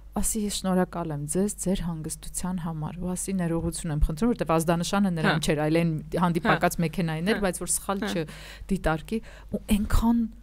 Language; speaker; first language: Armenian; native; Armenian